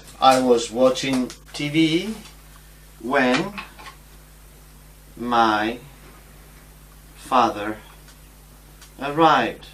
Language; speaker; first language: English; non-native, fluent; Spanish